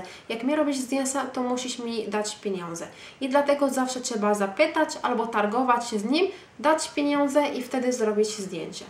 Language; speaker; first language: Polish; non-native, fluent; Arabic